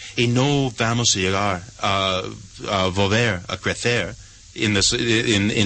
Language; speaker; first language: Spanish; non-native, fluent; English